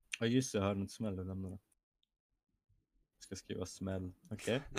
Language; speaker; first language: Swedish; non-native, fluent; German